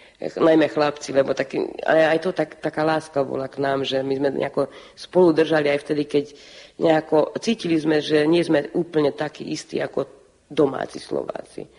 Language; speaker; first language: Slovak; early bilingual, heritage; Slovak